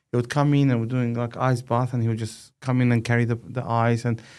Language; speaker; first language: English; non-native, fluent; Arabic